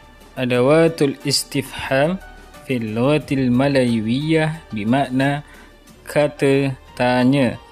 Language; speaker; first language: Arabic; non-native, fluent; Malay